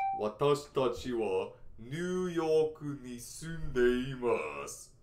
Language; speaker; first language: Japanese; non-native, learner; English